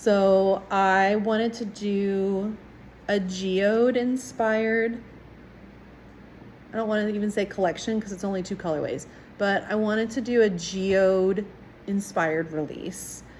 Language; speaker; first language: English; native; English